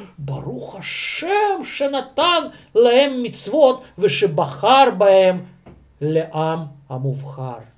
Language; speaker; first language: Hebrew; non-native, fluent; Russian